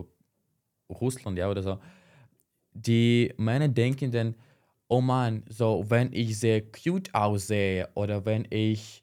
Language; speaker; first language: German; non-native, fluent; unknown